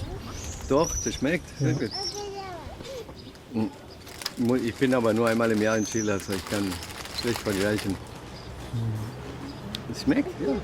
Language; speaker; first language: German; non-native, fluent; Spanish